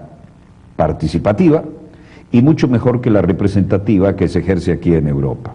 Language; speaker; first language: Spanish; native; Spanish